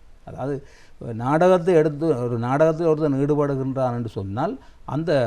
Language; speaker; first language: Tamil; native; Tamil